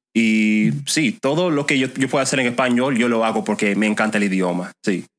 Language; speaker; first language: Spanish; non-native, fluent; English